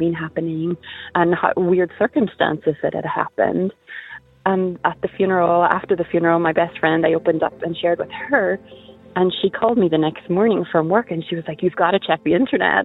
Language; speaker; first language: English; native; English